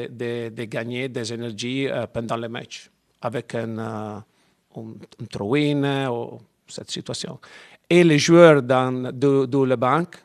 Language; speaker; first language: French; non-native, learner; Italian